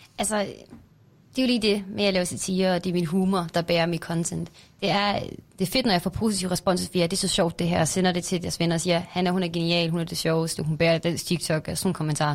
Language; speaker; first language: Danish; native; Danish